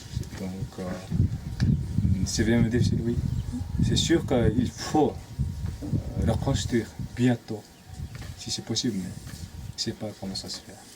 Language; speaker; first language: French; non-native, fluent; Nepali